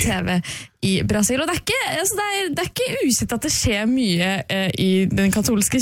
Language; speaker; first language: Norwegian; native; Norwegian